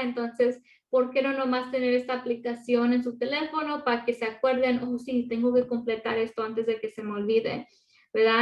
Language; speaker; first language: Spanish; early bilingual, other home language; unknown